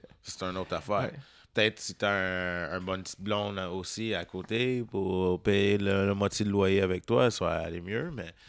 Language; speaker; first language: French; native; French